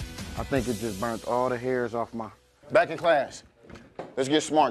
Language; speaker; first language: English; native; English